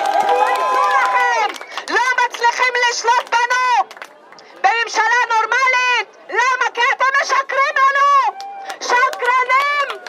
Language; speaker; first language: Hebrew; non-native, local second language; Arabic